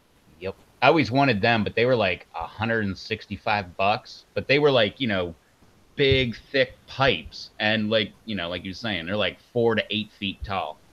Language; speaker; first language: English; native; English